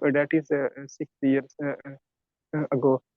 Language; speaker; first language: English; non-native, learner; Urdu